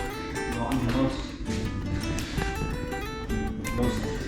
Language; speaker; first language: English; native; English